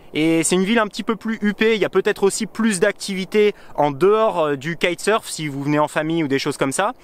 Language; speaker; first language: French; native; French